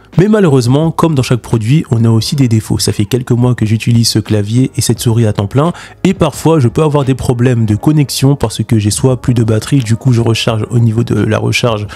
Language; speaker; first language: French; native; French